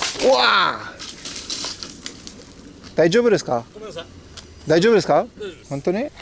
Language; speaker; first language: Japanese; non-native, learner; English